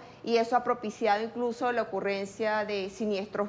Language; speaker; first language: Spanish; native; Spanish